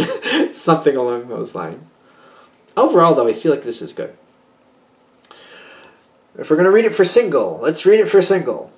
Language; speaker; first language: English; native; English